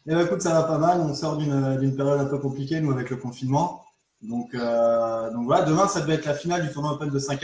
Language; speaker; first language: French; native; French